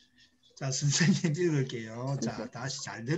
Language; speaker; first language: Korean; native; Korean